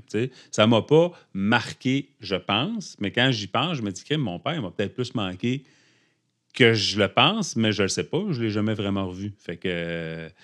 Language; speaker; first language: French; native; French